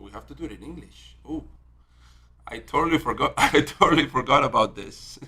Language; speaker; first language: English; non-native, fluent; Spanish